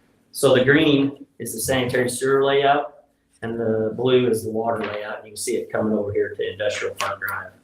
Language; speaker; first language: English; native; English